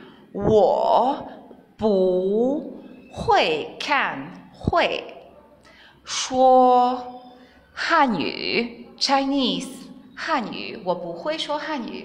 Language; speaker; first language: Chinese; non-native, fluent; Croatian